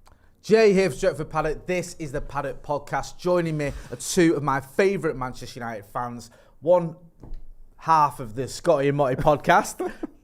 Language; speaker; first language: English; native; English